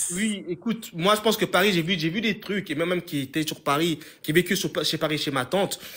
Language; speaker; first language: French; native; French